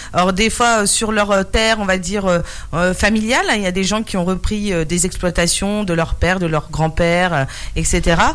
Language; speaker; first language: French; native; French